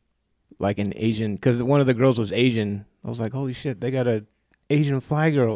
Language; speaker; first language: English; native; English